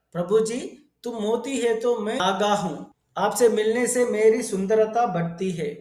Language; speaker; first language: Hindi; non-native, local second language; Telugu